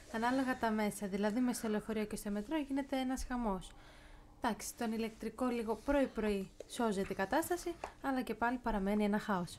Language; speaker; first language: Greek; native; Greek